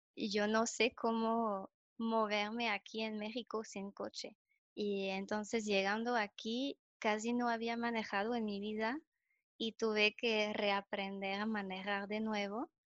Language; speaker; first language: Spanish; non-native, fluent; French